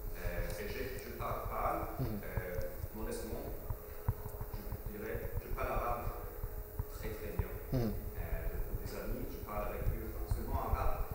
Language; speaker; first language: French; non-native, fluent; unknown